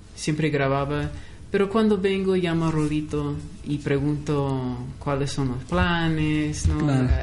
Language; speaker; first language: Spanish; non-native, fluent; English